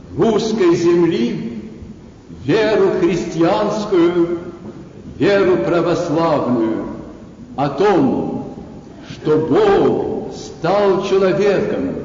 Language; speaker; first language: Russian; native; Russian